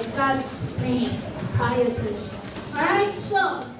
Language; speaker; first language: English; non-native, fluent; Chinese